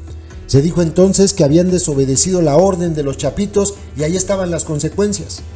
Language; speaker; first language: Spanish; native; Spanish